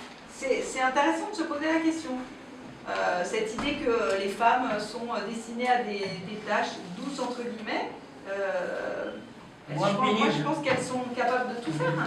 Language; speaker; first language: French; native; French